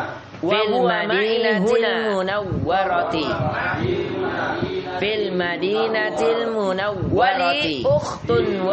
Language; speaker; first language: Arabic; non-native, fluent; Indonesian